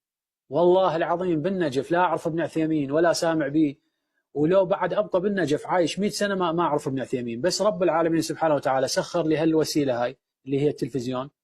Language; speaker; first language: Arabic; native; Arabic